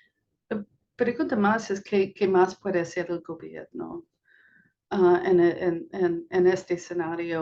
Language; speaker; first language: Spanish; non-native, fluent; English